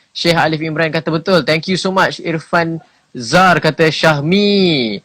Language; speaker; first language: Malay; native; Malay